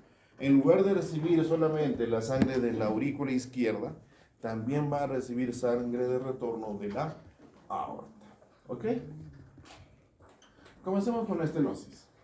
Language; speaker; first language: Spanish; native; Spanish